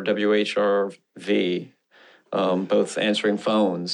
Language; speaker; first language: English; native; English